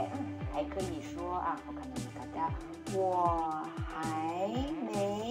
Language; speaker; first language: Chinese; non-native, fluent; Japanese